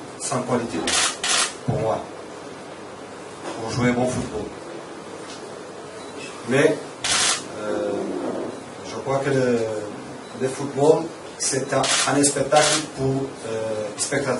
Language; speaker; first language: French; non-native, learner; Portuguese